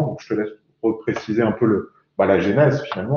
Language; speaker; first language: French; native; French